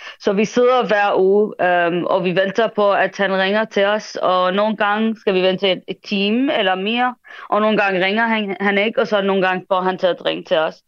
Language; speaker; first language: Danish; early bilingual, other home language; Arabic